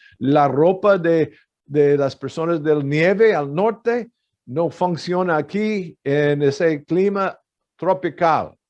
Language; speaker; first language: Spanish; non-native, fluent; English